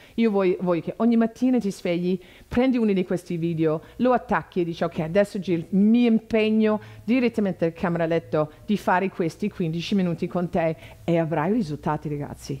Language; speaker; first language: Italian; non-native, fluent; English